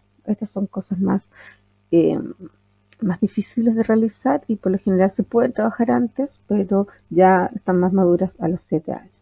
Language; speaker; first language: Spanish; native; Spanish